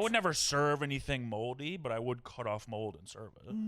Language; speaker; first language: English; native; English